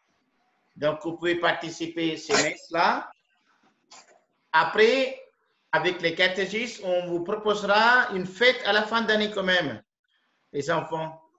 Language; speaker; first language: French; non-native, fluent; Tamil